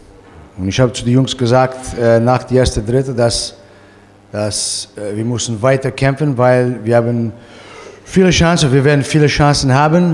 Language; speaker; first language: German; non-native, fluent; Italian